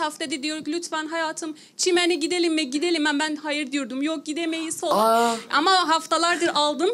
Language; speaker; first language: Turkish; non-native, learner; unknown